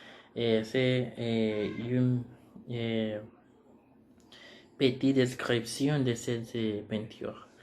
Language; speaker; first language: French; non-native, learner; Spanish